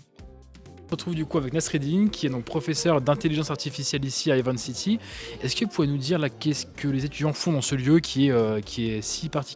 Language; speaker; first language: French; native; French